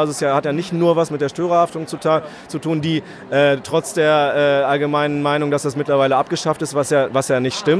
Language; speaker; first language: German; native; German